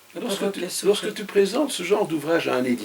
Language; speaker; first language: French; native; French